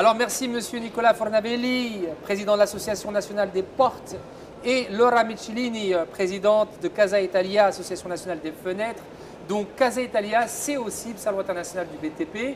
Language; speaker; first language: French; non-native, local second language; Arabic